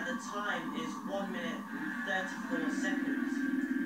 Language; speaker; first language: English; native; English